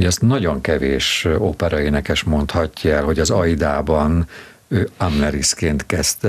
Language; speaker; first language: Hungarian; native; Hungarian